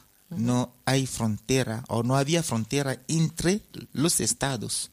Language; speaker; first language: Spanish; non-native, fluent; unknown